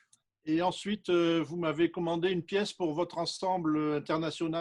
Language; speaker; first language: French; native; French